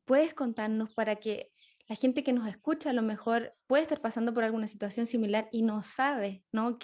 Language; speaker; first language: Spanish; native; Spanish